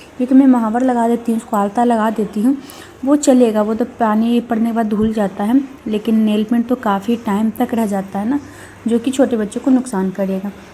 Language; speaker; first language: Hindi; native; Hindi